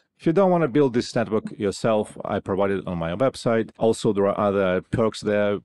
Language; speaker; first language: English; non-native, fluent; Russian